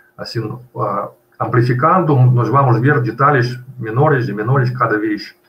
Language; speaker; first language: Portuguese; non-native, fluent; Russian